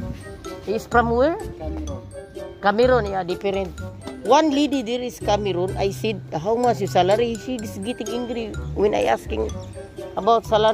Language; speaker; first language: English; non-native, local second language; Filipino